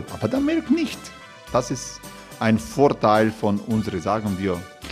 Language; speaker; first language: German; non-native, learner; Croatian